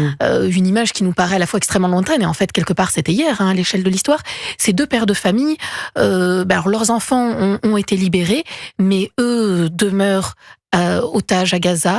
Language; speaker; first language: French; native; French